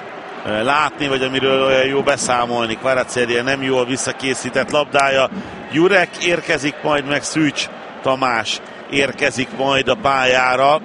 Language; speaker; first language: Hungarian; native; Hungarian